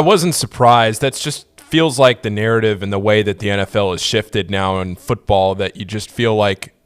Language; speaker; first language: English; native; English